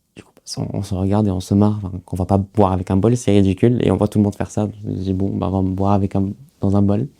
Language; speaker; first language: French; early bilingual, other home language; Arabic